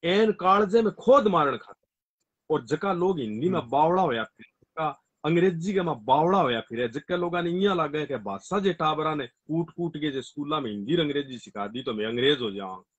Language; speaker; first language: Hindi; non-native, local second language; Rajasthani